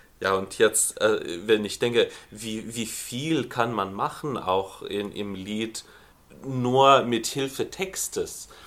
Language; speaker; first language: German; non-native, fluent; Lithuanian